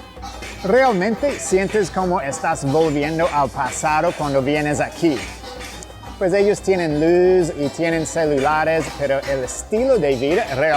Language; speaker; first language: Spanish; non-native, fluent; English